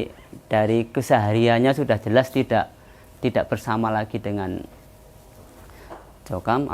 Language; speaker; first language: Indonesian; non-native, local second language; Javanese